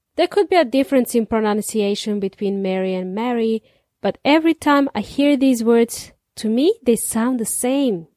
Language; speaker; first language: English; non-native, fluent; Serbian